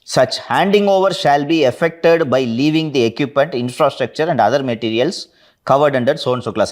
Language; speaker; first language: English; non-native, local second language; Tamil